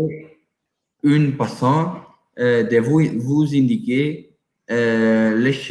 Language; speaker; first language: French; non-native, learner; Portuguese